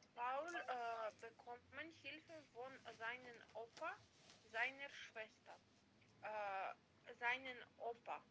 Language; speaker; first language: German; non-native, learner; Macedonian